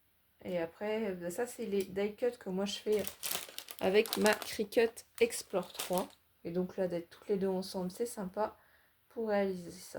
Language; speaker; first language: French; native; French